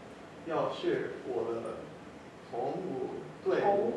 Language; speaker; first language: Chinese; non-native, learner; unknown